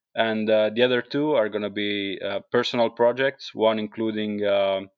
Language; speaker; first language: English; non-native, fluent; Italian